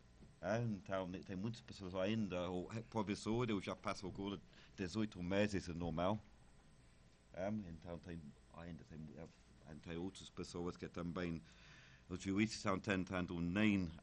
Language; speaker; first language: Portuguese; non-native, fluent; English